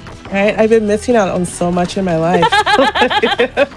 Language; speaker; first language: English; native; English